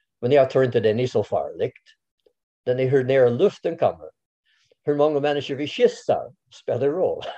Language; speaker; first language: Swedish; non-native, fluent; English